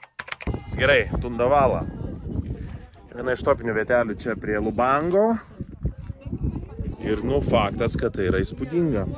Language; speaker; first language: Lithuanian; native; Lithuanian